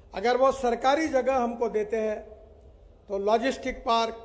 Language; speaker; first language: Hindi; non-native, local second language; Marathi